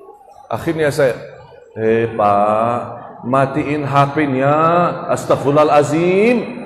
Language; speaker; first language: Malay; non-native, fluent; Arabic